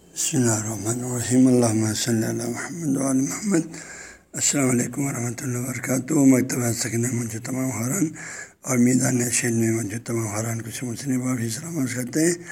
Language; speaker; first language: Urdu; non-native, local second language; Balti